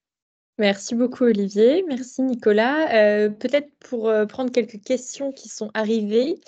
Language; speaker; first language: French; native; French